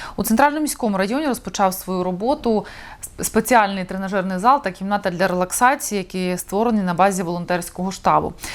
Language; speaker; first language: Ukrainian; native; Ukrainian